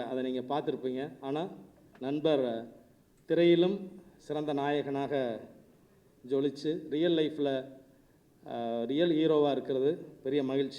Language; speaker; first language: Tamil; native; Tamil